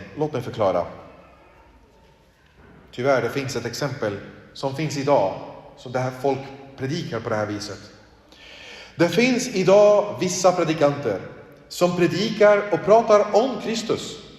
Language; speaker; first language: Swedish; early bilingual, other home language; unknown